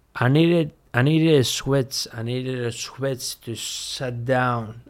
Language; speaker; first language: English; non-native, fluent; Greek